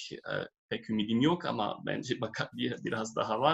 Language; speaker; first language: Turkish; non-native, fluent; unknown